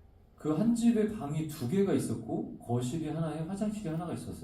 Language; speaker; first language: Korean; native; Korean